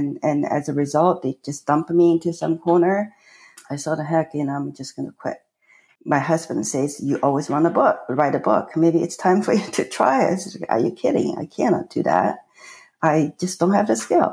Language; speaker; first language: English; non-native, fluent; Chinese